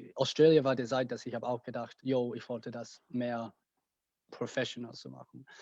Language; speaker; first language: German; non-native, learner; English